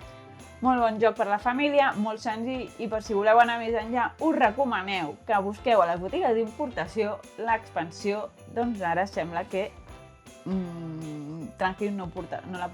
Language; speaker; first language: Catalan; native; Catalan